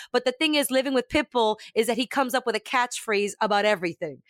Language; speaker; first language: English; early bilingual, other home language; Spanish